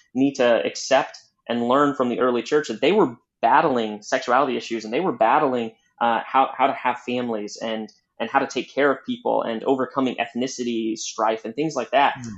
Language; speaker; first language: English; native; English